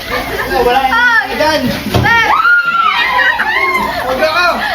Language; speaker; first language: Filipino; native; Filipino